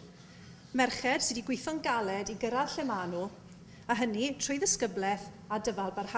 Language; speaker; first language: Welsh; native; Welsh